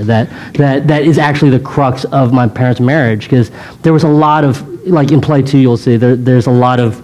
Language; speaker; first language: English; native; English